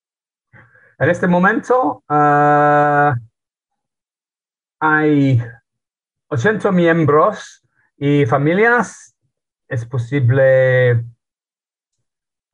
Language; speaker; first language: Spanish; non-native, learner; English